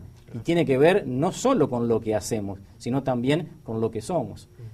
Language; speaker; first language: Spanish; native; Spanish